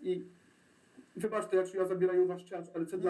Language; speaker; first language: Ukrainian; non-native, learner; Polish